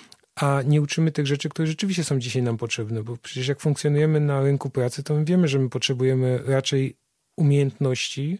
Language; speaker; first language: Polish; native; Polish